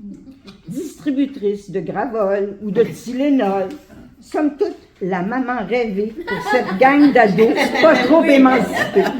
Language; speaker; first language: French; native; French